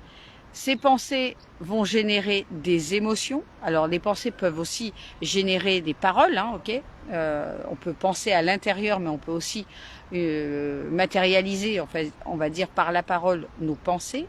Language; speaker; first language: French; native; French